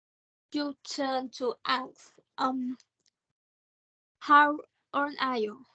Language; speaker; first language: English; non-native, learner; Thai